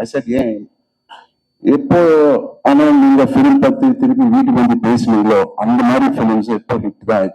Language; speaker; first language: Tamil; non-native, local second language; Telugu